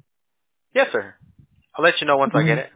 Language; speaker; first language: English; native; English